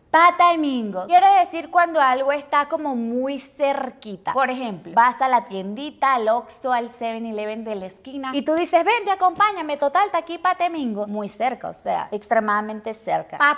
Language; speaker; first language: Spanish; native; Spanish